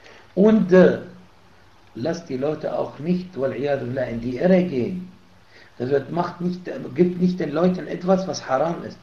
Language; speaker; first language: German; non-native, fluent; Arabic